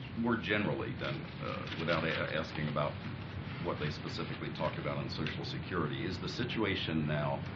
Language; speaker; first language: English; native; English